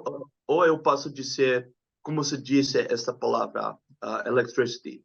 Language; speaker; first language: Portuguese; non-native, learner; Dutch